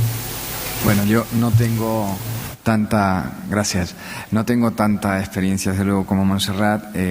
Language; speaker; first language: Spanish; native; Spanish